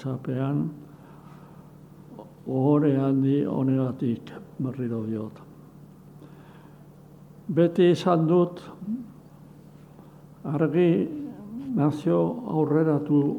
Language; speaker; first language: Basque; non-native, local second language; Spanish